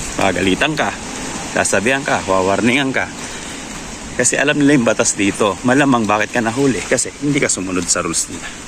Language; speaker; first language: Filipino; native; Filipino